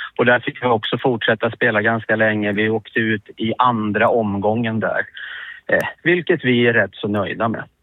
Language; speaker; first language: Swedish; native; Swedish